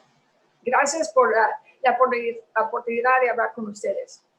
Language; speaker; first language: Spanish; early bilingual, heritage; Spanish